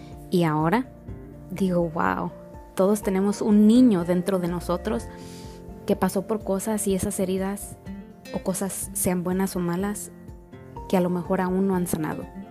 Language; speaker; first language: Spanish; early bilingual, heritage; Spanish